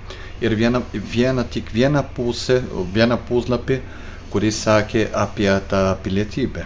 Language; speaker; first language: Lithuanian; early bilingual, heritage; Portuguese